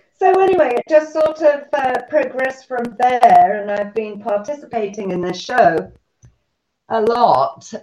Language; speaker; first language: English; native; English